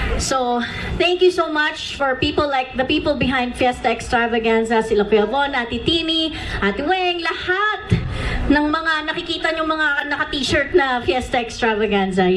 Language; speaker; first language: Filipino; native; Filipino